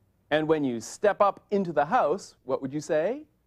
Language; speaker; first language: English; native; English